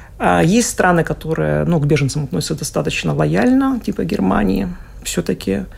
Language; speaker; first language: Russian; native; Russian